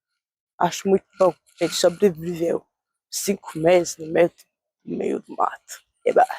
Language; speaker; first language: Portuguese; non-native, fluent; French